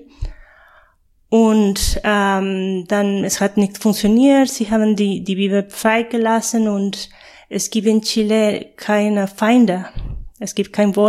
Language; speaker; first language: German; non-native, fluent; Spanish